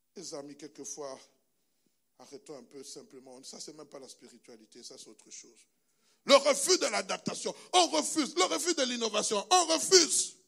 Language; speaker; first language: French; non-native, local second language; Lingala